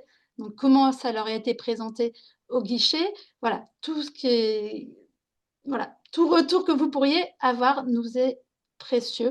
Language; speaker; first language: French; native; French